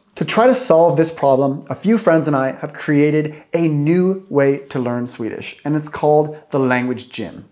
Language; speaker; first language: English; native; English